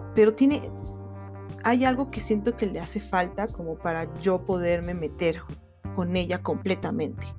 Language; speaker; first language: Spanish; native; Spanish